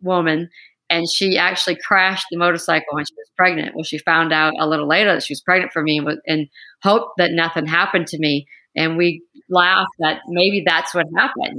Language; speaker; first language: English; native; English